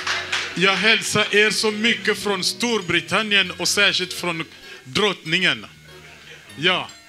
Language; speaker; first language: Swedish; non-native, fluent; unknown